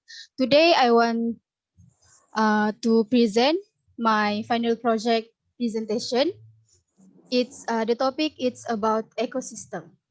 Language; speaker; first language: English; non-native, learner; Indonesian